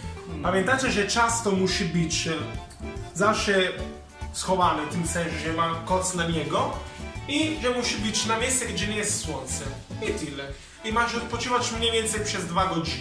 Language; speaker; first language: Polish; non-native, learner; Italian